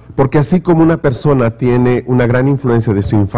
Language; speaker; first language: Spanish; native; Spanish